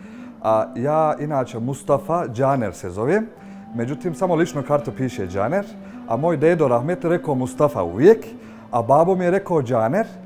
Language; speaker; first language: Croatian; non-native, fluent; Turkish